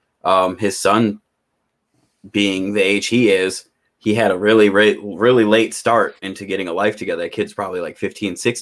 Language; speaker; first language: English; native; English